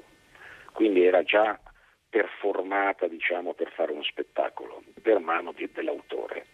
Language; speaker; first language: Italian; native; Italian